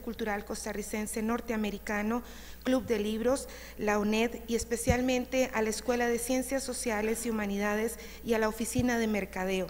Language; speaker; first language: Spanish; native; Spanish